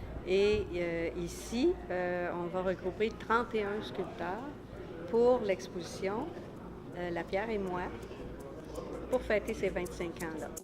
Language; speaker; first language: French; native; French